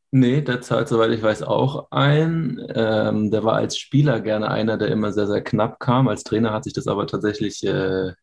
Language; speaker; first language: German; native; German